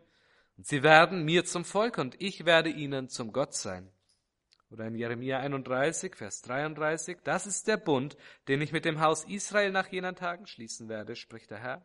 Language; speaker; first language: German; native; German